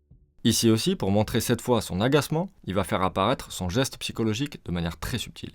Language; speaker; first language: French; native; French